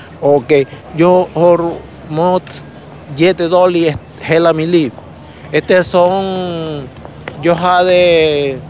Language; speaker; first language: Swedish; early bilingual, other home language; Spanish